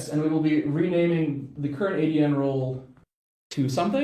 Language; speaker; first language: English; native; English